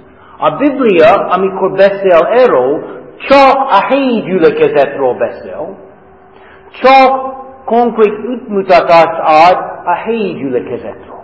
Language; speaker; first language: Hungarian; non-native, fluent; English